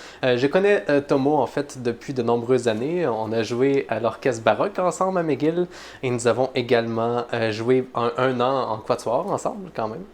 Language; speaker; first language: French; native; French